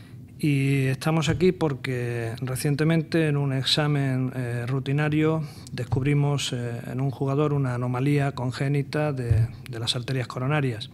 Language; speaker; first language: Spanish; native; Spanish